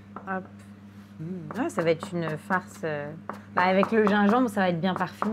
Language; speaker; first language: French; native; French